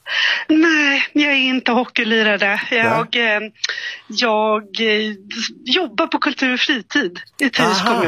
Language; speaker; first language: Swedish; native; Swedish